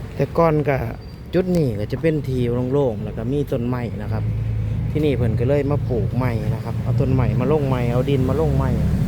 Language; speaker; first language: Thai; native; Thai